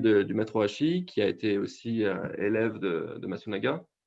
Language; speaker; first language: French; native; French